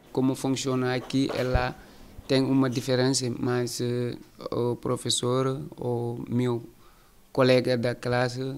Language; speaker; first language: Portuguese; non-native, learner; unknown